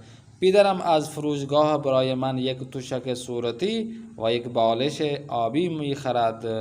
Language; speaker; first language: Persian; non-native, fluent; Urdu